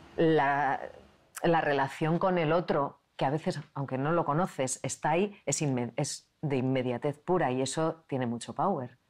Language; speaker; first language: Spanish; non-native, local second language; Basque